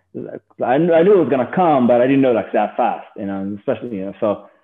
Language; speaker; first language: English; non-native, fluent; Arabic